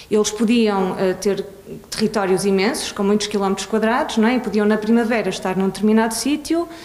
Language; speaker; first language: Portuguese; early bilingual, other home language; Swedish